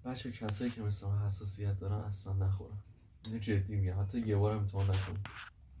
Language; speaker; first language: Persian; native; Persian